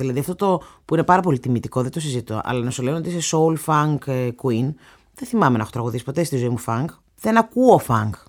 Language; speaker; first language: Greek; native; Greek